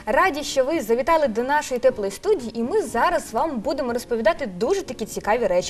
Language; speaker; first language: Ukrainian; native; Ukrainian